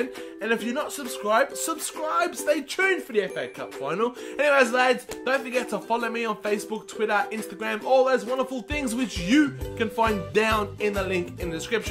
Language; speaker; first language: English; native; English